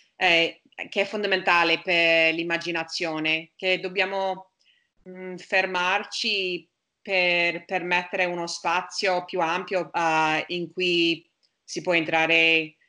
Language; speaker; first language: Italian; non-native, fluent; English